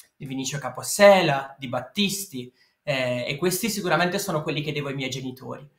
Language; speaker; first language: Italian; native; Italian